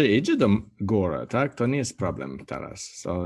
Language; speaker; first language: Polish; non-native, learner; English